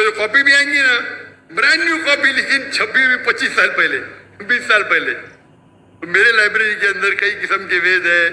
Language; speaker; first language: Hindi; non-native, local second language; Konkani